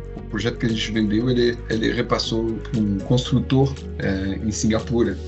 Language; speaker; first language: Portuguese; non-native, fluent; French